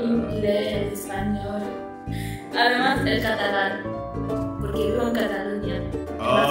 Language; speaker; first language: Spanish; early bilingual, other home language; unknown